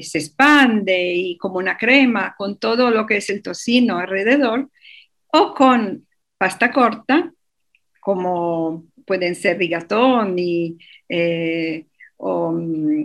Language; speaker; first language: Spanish; non-native, fluent; Italian